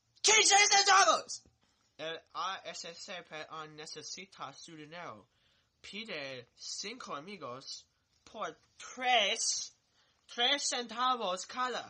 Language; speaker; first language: Spanish; non-native, learner; English